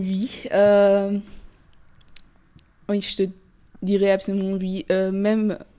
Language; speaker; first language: French; non-native, fluent; German